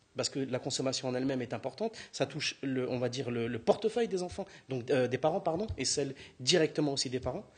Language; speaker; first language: French; native; French